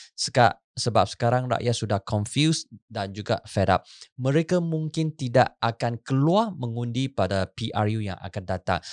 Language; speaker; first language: Malay; non-native, local second language; Chinese